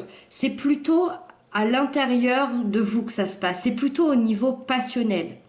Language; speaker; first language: French; native; French